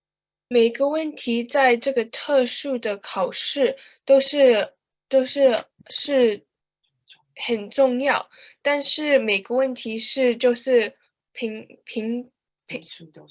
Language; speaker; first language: Chinese; early bilingual, heritage; Chinese